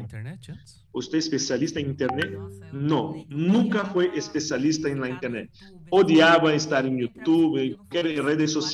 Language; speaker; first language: Spanish; non-native, learner; Portuguese